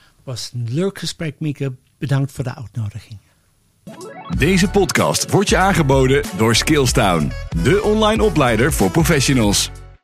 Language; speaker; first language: Dutch; non-native, fluent; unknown